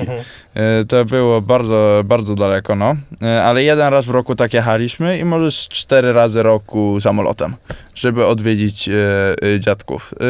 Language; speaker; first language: Polish; early bilingual, heritage; Polish